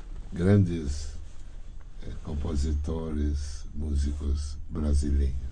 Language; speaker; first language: Spanish; non-native, fluent; Portuguese